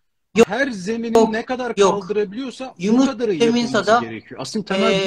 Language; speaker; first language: Turkish; native; Turkish